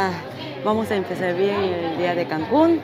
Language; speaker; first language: Spanish; non-native, fluent; Korean